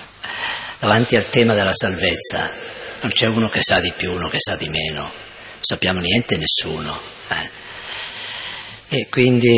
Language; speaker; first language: Italian; native; Italian